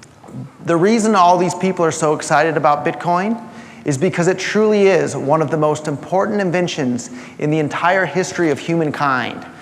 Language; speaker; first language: English; native; English